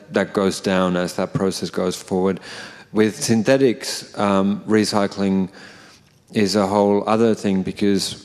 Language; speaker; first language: English; non-native, fluent; Finnish